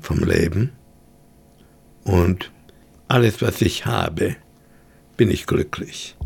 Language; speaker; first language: German; early bilingual, heritage; German